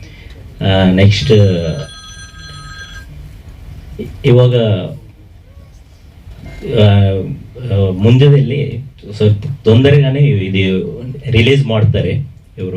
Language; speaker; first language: Kannada; non-native, fluent; Telugu